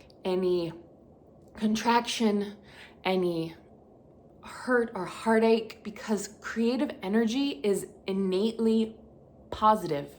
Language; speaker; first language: English; native; English